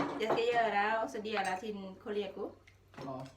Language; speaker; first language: Swedish; non-native, learner; Thai